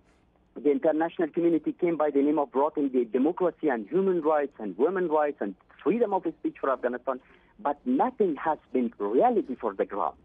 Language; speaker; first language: English; non-native, fluent; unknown